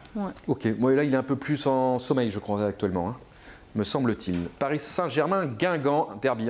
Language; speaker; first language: French; native; French